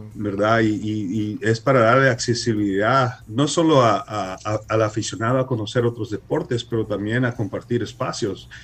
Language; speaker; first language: Spanish; early bilingual, heritage; Spanish